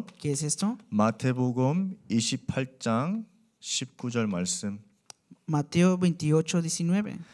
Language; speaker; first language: Spanish; non-native, learner; Korean